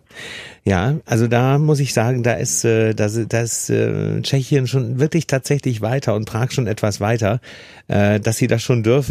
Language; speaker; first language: German; native; German